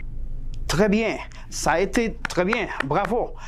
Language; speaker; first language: French; non-native, fluent; Spanish